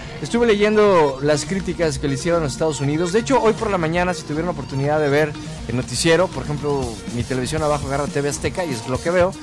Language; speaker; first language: Spanish; native; Spanish